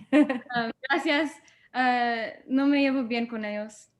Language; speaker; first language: Spanish; non-native, learner; English